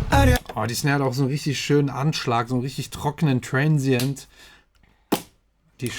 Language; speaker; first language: German; native; German